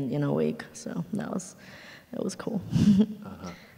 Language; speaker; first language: English; early bilingual, other home language; Chinese